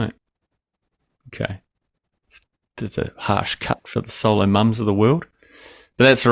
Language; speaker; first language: English; native; English